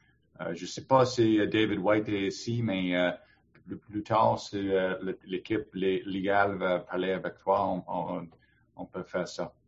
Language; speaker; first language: French; non-native, learner; English